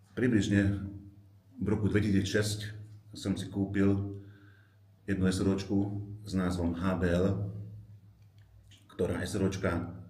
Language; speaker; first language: Slovak; non-native, local second language; Hungarian